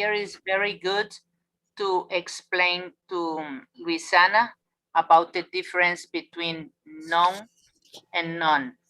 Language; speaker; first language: English; non-native, fluent; Spanish